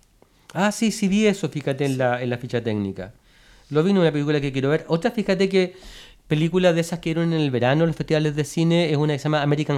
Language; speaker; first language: Spanish; native; Spanish